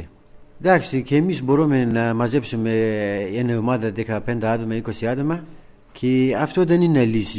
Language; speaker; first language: Greek; non-native, learner; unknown